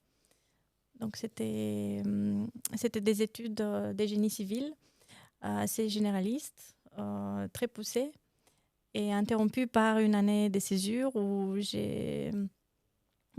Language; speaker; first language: French; non-native, fluent; Romanian